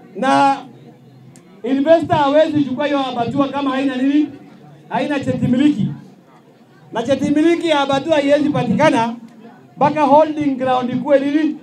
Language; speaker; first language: Swahili; non-native, local second language; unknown